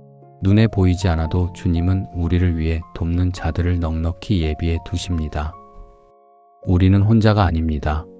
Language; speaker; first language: Korean; native; Korean